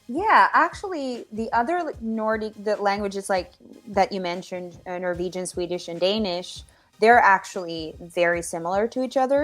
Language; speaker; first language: English; non-native, fluent; Finnish